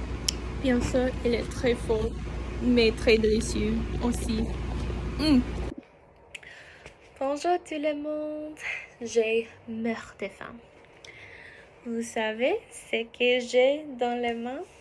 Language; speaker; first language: French; non-native, learner; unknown